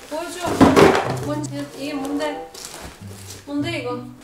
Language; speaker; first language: Korean; non-native, fluent; Russian